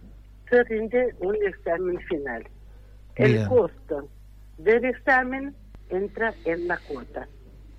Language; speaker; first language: Spanish; non-native, fluent; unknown